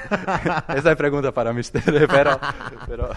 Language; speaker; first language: Spanish; non-native, learner; Croatian